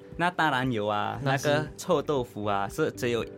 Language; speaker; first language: Chinese; non-native, fluent; Indonesian